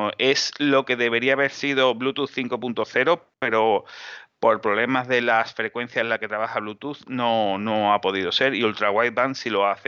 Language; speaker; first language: Spanish; native; Spanish